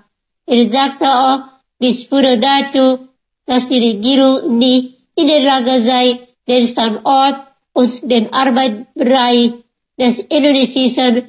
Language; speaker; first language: German; non-native, fluent; Indonesian